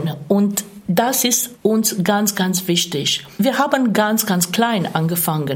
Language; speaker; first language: German; non-native, fluent; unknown